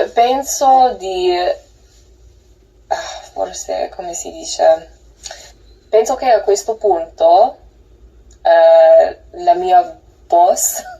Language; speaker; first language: Italian; non-native, learner; English